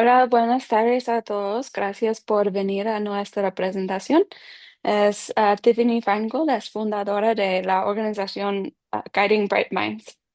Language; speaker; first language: Spanish; non-native, fluent; English